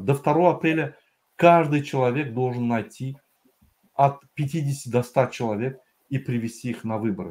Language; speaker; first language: Russian; native; Russian